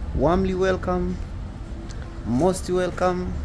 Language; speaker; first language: English; non-native, local second language; Swahili